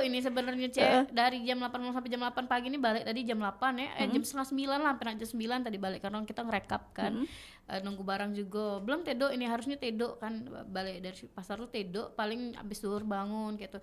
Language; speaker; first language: Indonesian; native; Indonesian